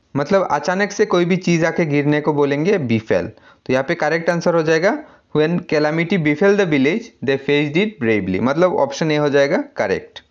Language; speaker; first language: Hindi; non-native, local second language; Assamese